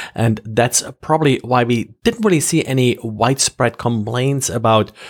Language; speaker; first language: English; non-native, fluent; German